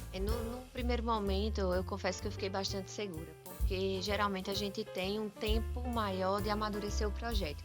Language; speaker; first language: Portuguese; native; Portuguese